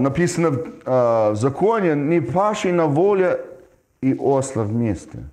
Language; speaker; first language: Russian; non-native, fluent; English